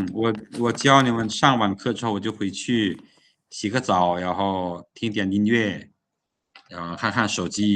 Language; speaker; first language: Chinese; non-native, fluent; Lao